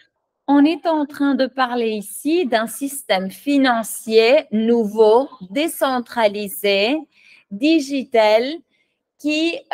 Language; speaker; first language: French; non-native, fluent; Spanish